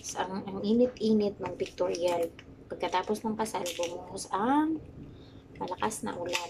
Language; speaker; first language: Filipino; non-native, local second language; Cebuano